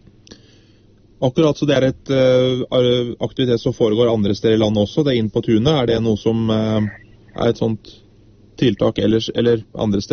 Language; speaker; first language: Norwegian; native; Norwegian